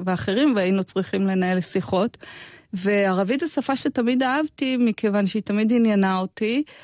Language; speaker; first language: Hebrew; native; Hebrew